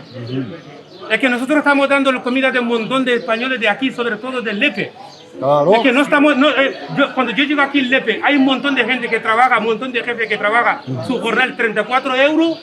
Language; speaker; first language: Spanish; non-native, learner; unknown